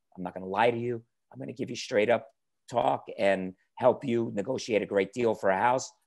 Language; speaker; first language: English; native; English